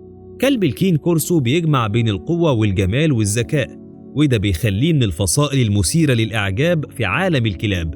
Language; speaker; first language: Arabic; native; Arabic